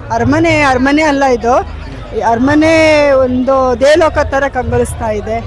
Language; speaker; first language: Kannada; native; Kannada